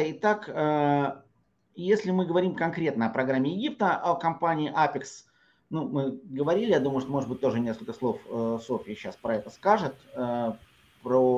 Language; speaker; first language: Russian; native; Russian